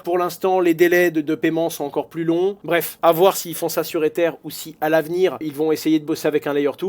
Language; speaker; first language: French; native; French